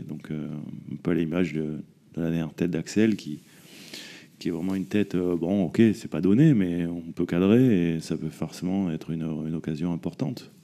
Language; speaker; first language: French; native; French